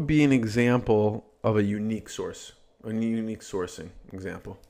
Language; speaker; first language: English; native; English